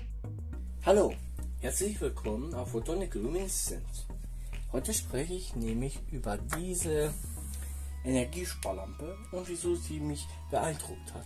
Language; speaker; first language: German; non-native, fluent; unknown